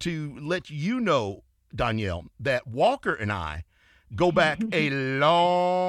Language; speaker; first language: English; native; English